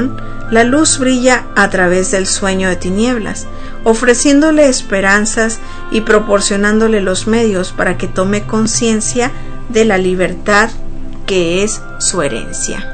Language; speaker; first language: Spanish; native; Spanish